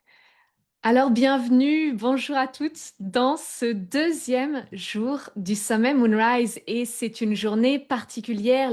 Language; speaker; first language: French; native; French